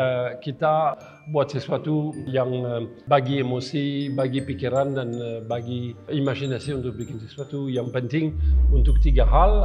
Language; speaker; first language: Indonesian; non-native, fluent; French